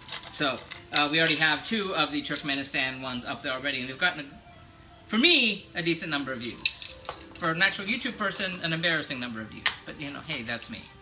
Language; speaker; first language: English; native; English